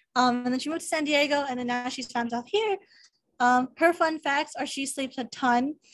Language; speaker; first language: English; native; English